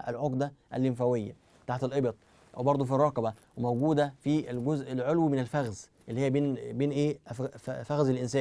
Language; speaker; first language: Arabic; native; Arabic